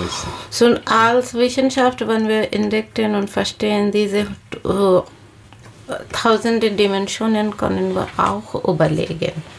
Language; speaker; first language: German; non-native, learner; Bangla